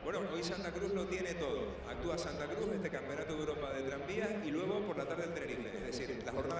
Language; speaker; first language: Spanish; native; Spanish